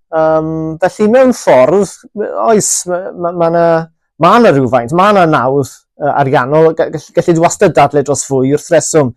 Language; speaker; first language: Welsh; native; Welsh